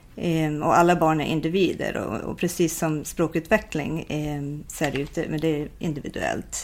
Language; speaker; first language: Swedish; non-native, fluent; English